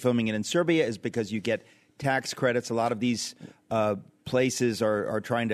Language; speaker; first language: English; native; English